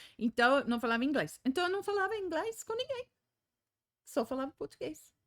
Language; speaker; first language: Portuguese; non-native, fluent; English